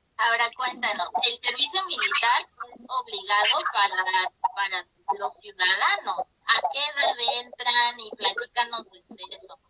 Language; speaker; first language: Spanish; native; Spanish